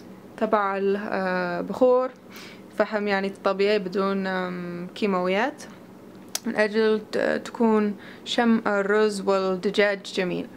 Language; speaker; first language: Arabic; non-native, learner; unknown